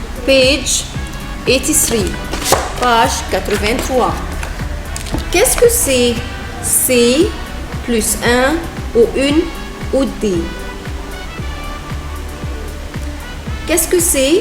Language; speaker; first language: French; non-native, fluent; Arabic